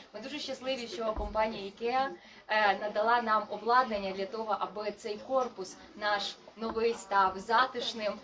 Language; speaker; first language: Ukrainian; native; Ukrainian